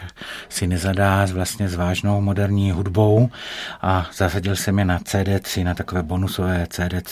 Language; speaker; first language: Czech; native; Czech